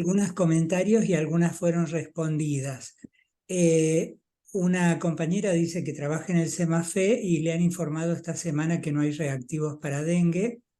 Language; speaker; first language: Spanish; native; Spanish